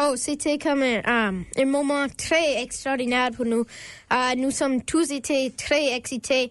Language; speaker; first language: French; non-native, learner; English